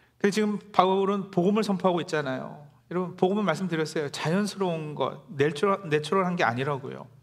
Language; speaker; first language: Korean; native; Korean